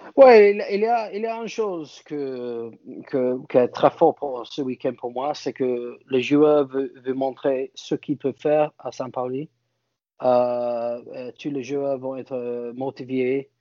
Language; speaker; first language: French; non-native, fluent; English